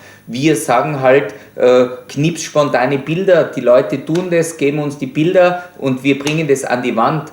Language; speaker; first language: German; native; German